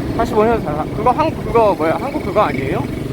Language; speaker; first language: Korean; native; Korean